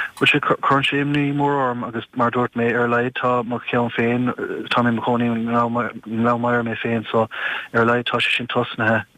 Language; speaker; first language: Irish; non-native, local second language; English